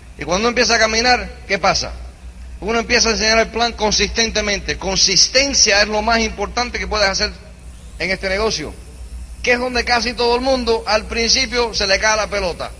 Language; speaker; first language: Spanish; early bilingual, heritage; Spanish